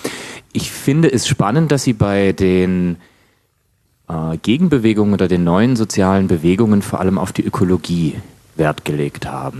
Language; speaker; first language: German; native; German